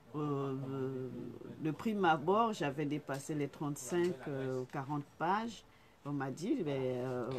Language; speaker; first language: French; non-native, fluent; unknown